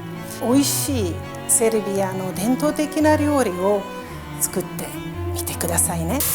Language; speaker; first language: Japanese; non-native, fluent; Serbian